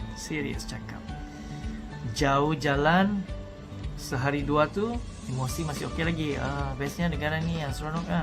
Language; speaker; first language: Malay; early bilingual, other home language; Cebuano